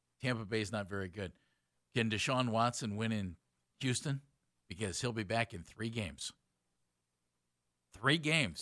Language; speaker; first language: English; native; English